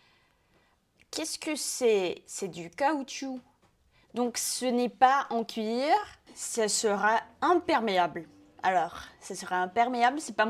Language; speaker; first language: French; non-native, fluent; Russian